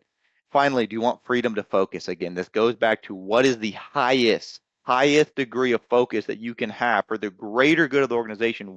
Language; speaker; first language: English; native; English